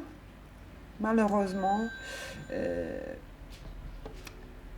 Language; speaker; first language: French; non-native, fluent; Bosnian